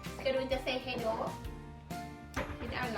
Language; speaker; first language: Swedish; non-native, learner; Thai